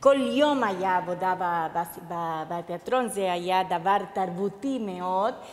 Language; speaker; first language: Hebrew; non-native, fluent; Spanish